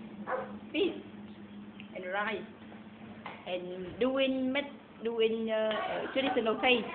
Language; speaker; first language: English; non-native, learner; Vietnamese